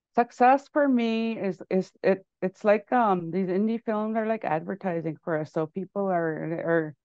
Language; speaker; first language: English; native; English